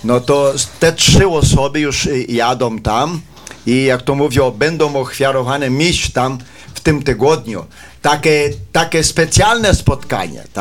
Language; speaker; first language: Polish; early bilingual, heritage; Polish